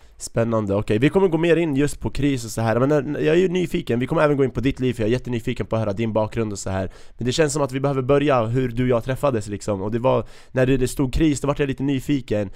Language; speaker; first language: Swedish; early bilingual, other home language; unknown